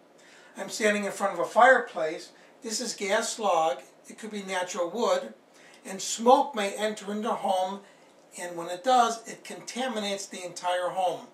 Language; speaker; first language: English; native; English